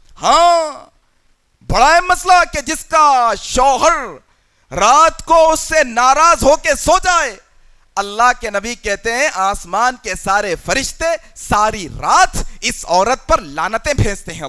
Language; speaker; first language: Urdu; native; Urdu